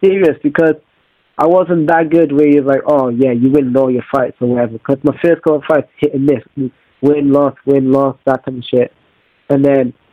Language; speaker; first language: English; native; English